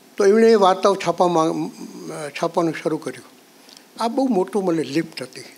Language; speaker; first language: Gujarati; native; Gujarati